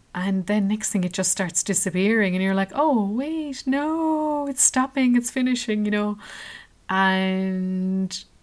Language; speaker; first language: English; native; English